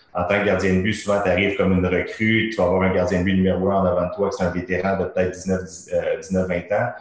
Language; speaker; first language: French; native; French